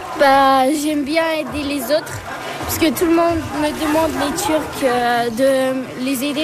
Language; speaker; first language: French; early bilingual, other home language; Turkish